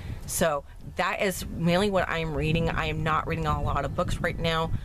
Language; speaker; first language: English; native; English